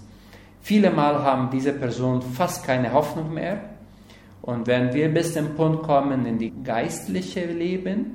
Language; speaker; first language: German; non-native, learner; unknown